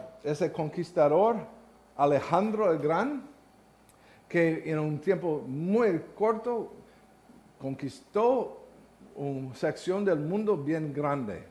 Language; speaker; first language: Spanish; non-native, learner; English